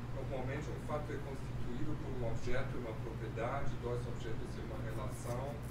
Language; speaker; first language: Portuguese; non-native, fluent; German